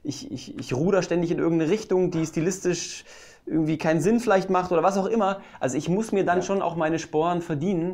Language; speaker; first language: German; native; German